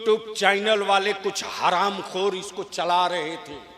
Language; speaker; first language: Urdu; native; Urdu